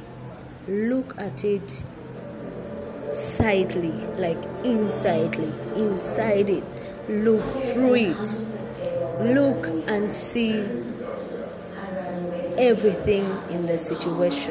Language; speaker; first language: English; non-native, local second language; Ganda